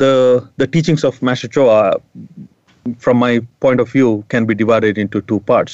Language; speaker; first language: English; non-native, local second language; Kannada